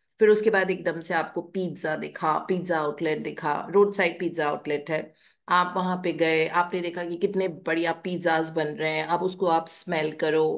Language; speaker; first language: Hindi; native; Hindi